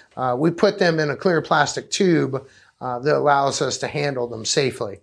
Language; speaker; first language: English; native; English